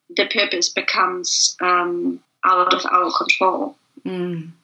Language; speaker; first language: English; non-native, fluent; German